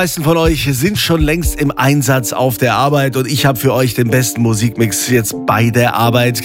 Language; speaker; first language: German; native; German